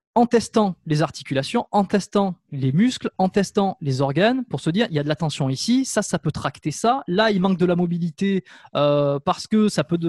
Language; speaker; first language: French; native; French